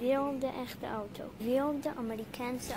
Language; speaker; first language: Dutch; non-native, learner; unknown